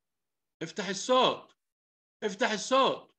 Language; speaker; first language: Arabic; native; Arabic